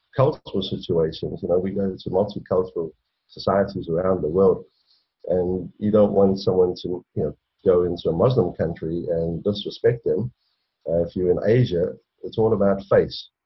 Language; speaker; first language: English; native; English